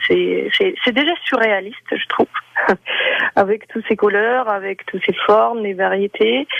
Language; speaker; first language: French; non-native, fluent; Ukrainian